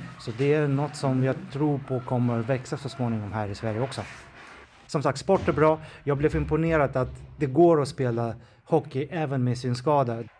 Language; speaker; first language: Swedish; non-native, fluent; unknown